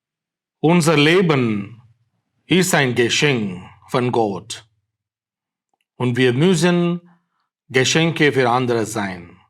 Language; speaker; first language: German; non-native, fluent; Tamil